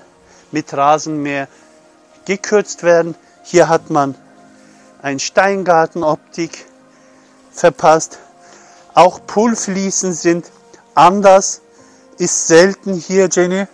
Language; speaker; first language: German; non-native, fluent; Turkish